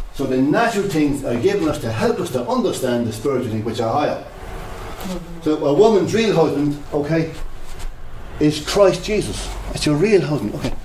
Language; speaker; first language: English; native; English